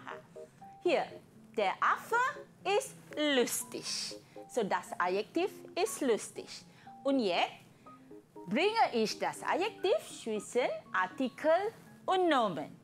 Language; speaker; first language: German; non-native, fluent; Malay